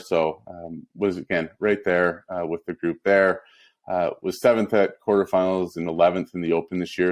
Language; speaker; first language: English; native; English